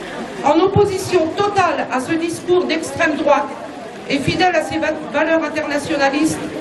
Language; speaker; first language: French; native; French